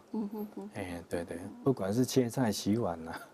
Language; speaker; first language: Chinese; native; Chinese